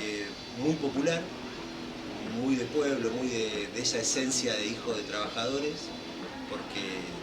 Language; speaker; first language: Spanish; native; Spanish